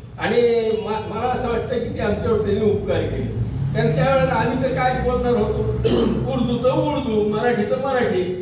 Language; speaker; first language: Marathi; non-native, local second language; Urdu